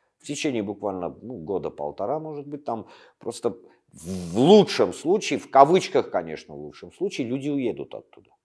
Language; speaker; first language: Russian; non-native, local second language; Armenian